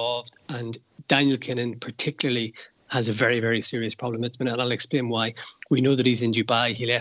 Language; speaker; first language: English; native; English